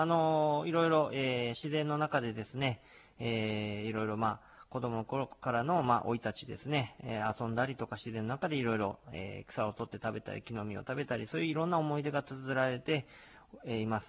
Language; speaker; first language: Japanese; native; Japanese